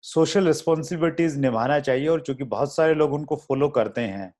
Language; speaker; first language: Hindi; native; Hindi